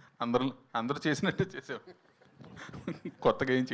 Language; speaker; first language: Telugu; native; Telugu